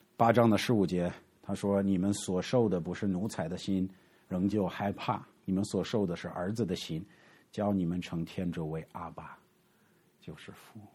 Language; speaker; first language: Chinese; non-native, fluent; English